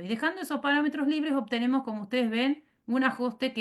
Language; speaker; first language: Spanish; native; Spanish